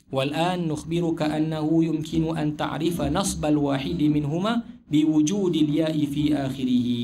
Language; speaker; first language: Arabic; non-native, fluent; Malay